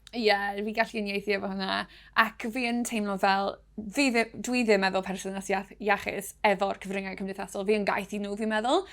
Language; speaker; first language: Welsh; non-native, local second language; English